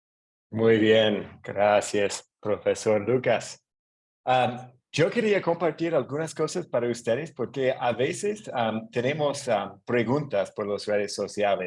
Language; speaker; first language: Spanish; non-native, fluent; English